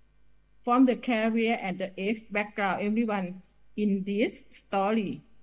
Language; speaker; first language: English; non-native, learner; Thai